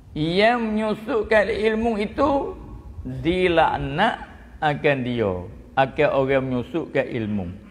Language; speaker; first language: Malay; native; Malay